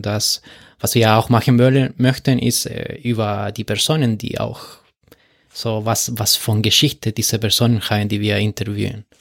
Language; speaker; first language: German; non-native, fluent; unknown